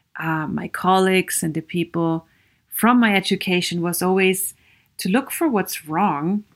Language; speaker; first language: English; non-native, fluent; German